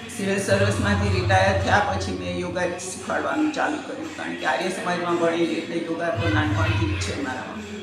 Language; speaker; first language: Gujarati; early bilingual, heritage; Gujarati